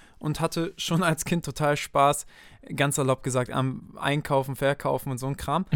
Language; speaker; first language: German; native; German